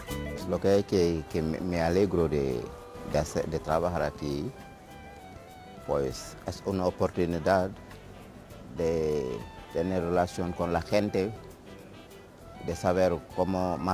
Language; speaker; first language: Spanish; non-native, learner; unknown